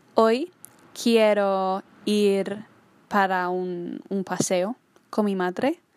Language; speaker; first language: Spanish; non-native, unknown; English